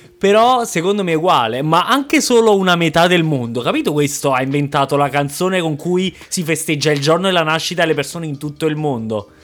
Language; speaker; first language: Italian; native; Italian